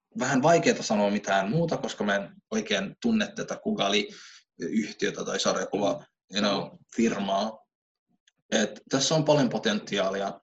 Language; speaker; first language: Finnish; early bilingual, other home language; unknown